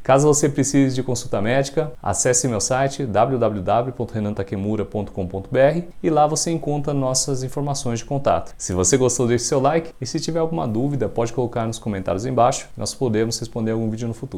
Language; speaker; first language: Portuguese; native; Portuguese